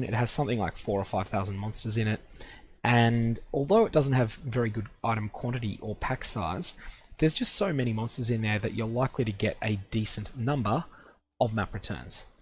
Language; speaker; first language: English; native; English